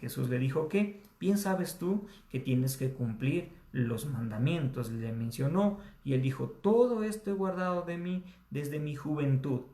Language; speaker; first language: Spanish; native; Spanish